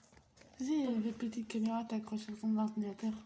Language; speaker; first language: French; native; French